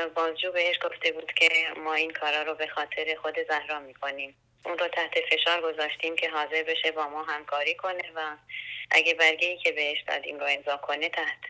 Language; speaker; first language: Persian; non-native, local second language; Central Kurdish